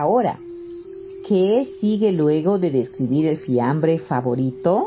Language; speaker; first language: Spanish; native; Spanish